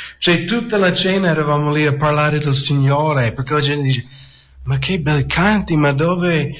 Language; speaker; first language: Italian; non-native, fluent; English